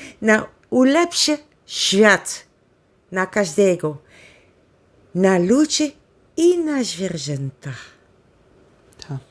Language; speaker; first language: Polish; non-native, learner; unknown